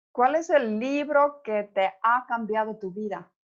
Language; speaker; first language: Spanish; non-native, fluent; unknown